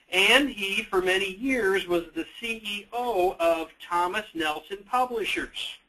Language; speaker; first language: English; native; English